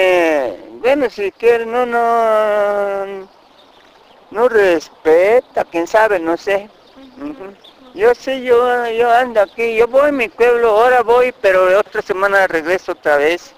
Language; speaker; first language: Spanish; non-native, local second language; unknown